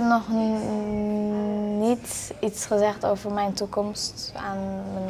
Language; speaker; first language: Dutch; non-native, local second language; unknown